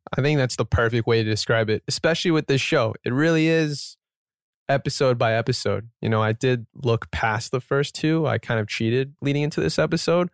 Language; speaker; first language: English; early bilingual, other home language; Korean